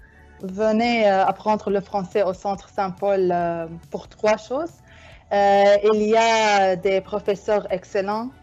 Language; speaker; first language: French; non-native, learner; Arabic